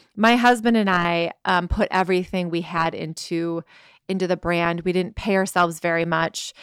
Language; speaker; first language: English; native; English